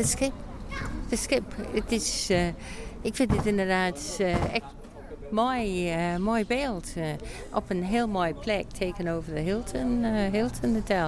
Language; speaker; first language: Dutch; non-native, fluent; English